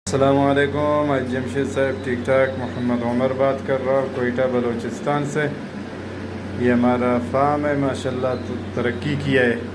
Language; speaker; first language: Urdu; non-native, local second language; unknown